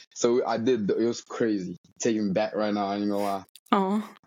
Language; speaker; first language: English; early bilingual, other home language; Portuguese